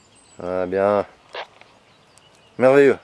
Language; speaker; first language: French; native; French